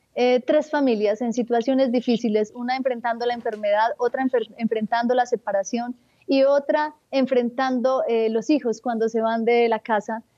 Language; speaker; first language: Spanish; native; Spanish